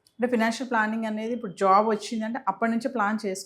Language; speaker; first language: Telugu; native; Telugu